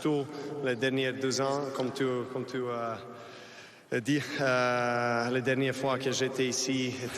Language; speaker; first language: French; non-native, learner; Serbian